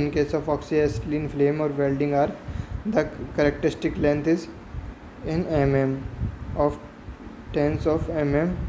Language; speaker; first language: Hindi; native; Hindi